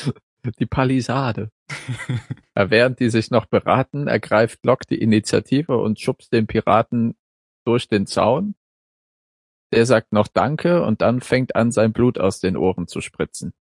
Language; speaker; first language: German; native; German